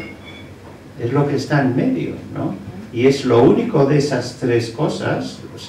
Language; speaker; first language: Spanish; non-native, fluent; English